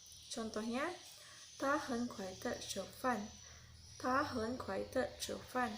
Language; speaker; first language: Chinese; non-native, learner; Indonesian